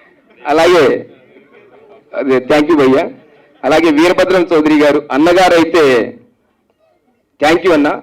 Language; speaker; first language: Telugu; native; Telugu